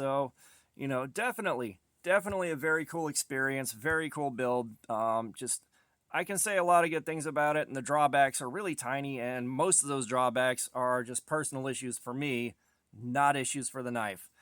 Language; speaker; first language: English; native; English